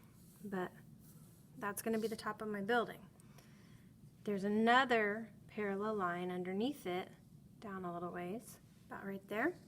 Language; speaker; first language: English; native; English